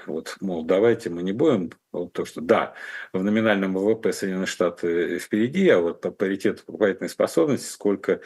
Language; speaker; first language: Russian; native; Russian